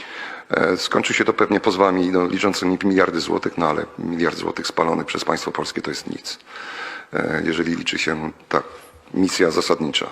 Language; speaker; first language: Polish; native; Polish